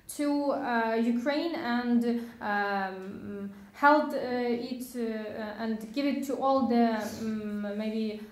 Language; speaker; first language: English; non-native, fluent; Ukrainian